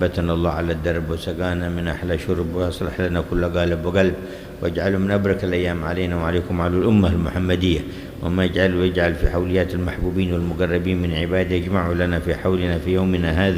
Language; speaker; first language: Arabic; native; Arabic